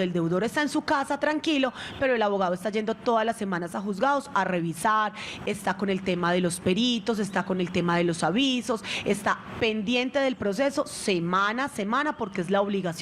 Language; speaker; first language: Spanish; native; Spanish